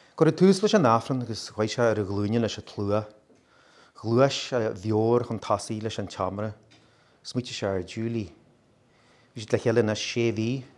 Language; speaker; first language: Irish; native; Irish